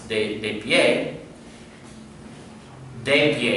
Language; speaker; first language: Spanish; non-native, fluent; English